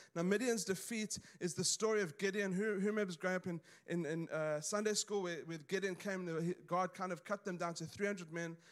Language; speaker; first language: English; native; English